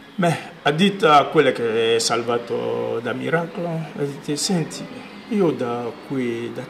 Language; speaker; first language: Italian; non-native, learner; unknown